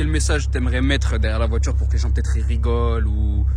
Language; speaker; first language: French; native; French